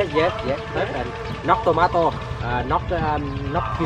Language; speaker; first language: English; non-native, local second language; Vietnamese